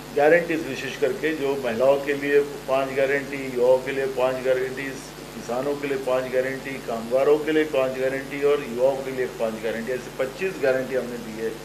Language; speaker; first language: Hindi; non-native, local second language; Marathi